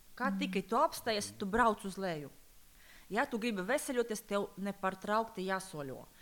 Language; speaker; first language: Latvian; non-native, local second language; Russian